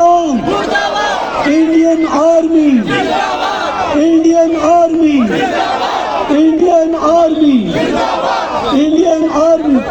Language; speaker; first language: Hindi; non-native, local second language; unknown